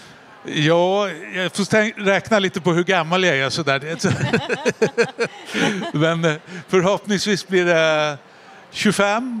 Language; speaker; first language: Swedish; native; Swedish